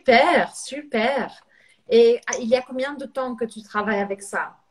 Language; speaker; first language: French; non-native, fluent; Portuguese